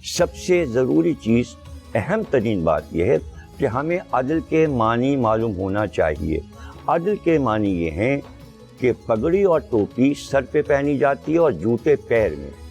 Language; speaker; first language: Urdu; native; Urdu